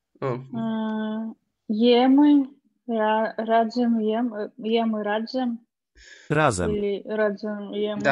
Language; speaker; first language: Polish; non-native, learner; Russian